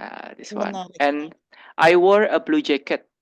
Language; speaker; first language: English; non-native, learner; Indonesian